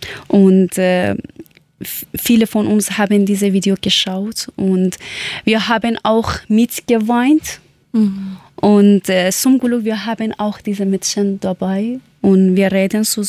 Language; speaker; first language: German; non-native, learner; Persian